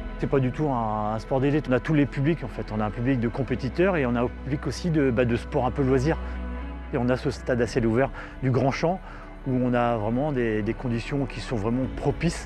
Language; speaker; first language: French; native; French